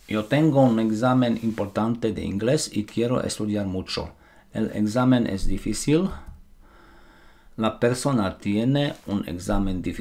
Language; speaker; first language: Spanish; non-native, fluent; Slovak